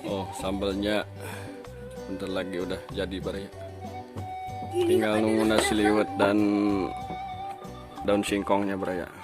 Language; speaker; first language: Indonesian; non-native, local second language; Sundanese